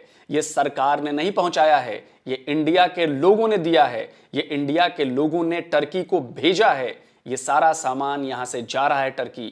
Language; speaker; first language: Hindi; native; Hindi